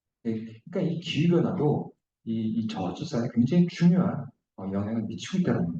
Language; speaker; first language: Korean; native; Korean